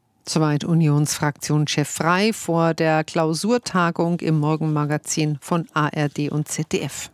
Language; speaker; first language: German; native; German